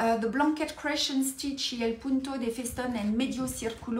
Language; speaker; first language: Spanish; non-native, learner; French